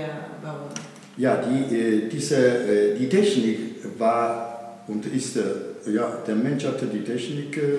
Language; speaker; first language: German; non-native, learner; Italian